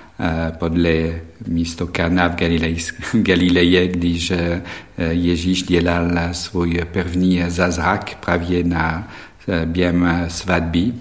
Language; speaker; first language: Czech; non-native, fluent; French